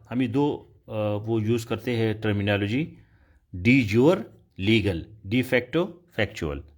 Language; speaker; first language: Urdu; non-native, local second language; Pashto